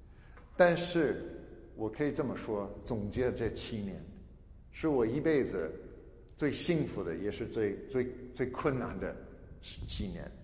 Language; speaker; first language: Chinese; non-native, fluent; English